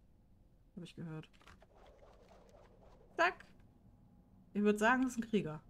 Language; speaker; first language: German; native; German